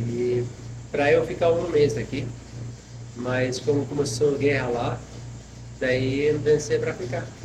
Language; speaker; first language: Portuguese; non-native, fluent; Arabic